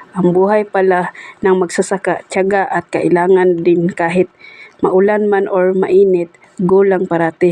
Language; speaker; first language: Filipino; non-native, local second language; Cebuano